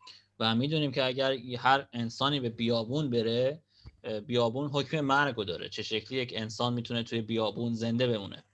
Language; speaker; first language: Persian; native; Persian